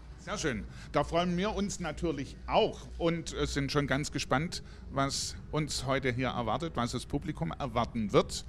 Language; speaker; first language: German; native; German